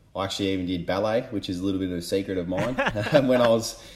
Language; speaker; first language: English; native; English